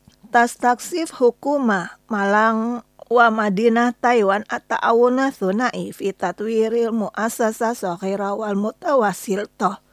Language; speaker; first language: Arabic; non-native, learner; Indonesian